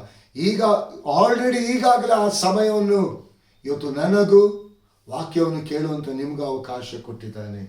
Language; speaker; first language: Kannada; native; Kannada